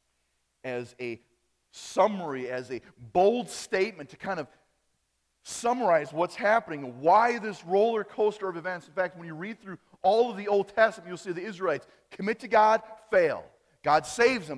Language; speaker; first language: English; early bilingual, other home language; German